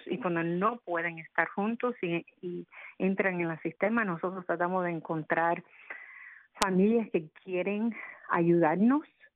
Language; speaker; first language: Spanish; early bilingual, other home language; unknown